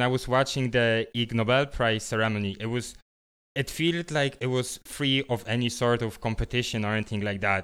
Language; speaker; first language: English; non-native, fluent; Polish